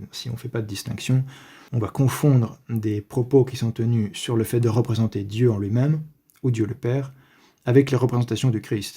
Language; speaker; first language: French; native; French